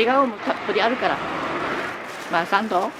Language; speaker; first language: Japanese; native; Japanese